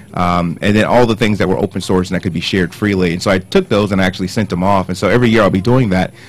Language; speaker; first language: English; native; English